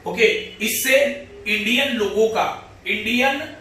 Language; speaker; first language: Hindi; non-native, local second language; Marathi